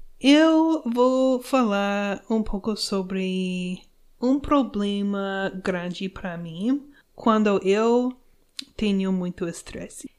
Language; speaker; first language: Portuguese; non-native, learner; English